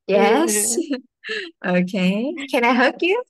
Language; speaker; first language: English; non-native, learner; Vietnamese